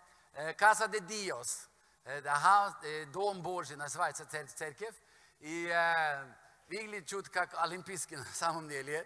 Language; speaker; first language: Russian; non-native, fluent; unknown